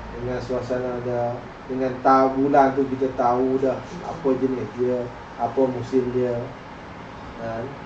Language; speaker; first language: Malay; native; Malay